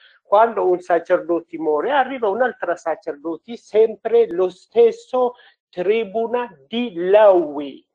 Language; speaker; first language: Italian; non-native, learner; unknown